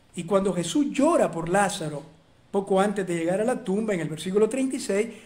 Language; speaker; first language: Spanish; native; Spanish